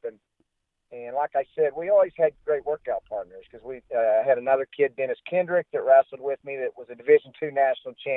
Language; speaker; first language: English; native; English